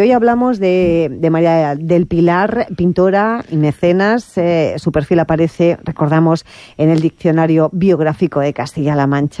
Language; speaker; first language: Spanish; native; Spanish